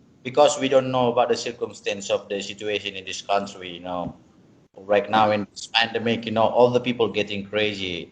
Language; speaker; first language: English; non-native, learner; Indonesian